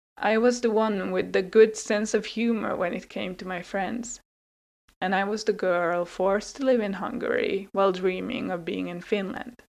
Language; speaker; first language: English; non-native, fluent; Hungarian